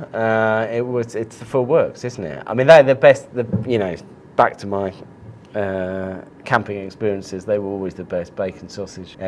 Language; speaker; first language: English; native; English